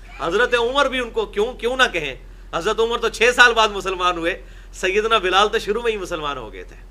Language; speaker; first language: Urdu; non-native, local second language; Punjabi